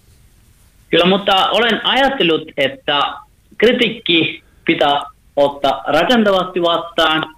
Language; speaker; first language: Finnish; non-native, fluent; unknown